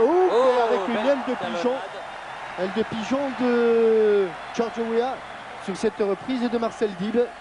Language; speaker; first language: French; native; French